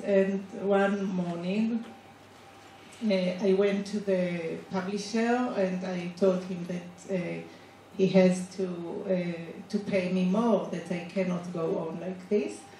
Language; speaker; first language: English; non-native, fluent; Hebrew